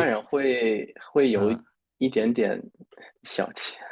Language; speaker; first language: Chinese; non-native, fluent; Spanish